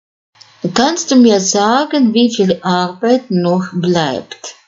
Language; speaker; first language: German; non-native, fluent; Russian